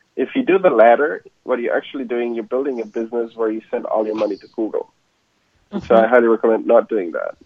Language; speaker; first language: English; non-native, fluent; German